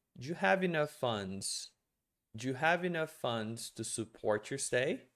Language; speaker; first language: English; non-native, fluent; Portuguese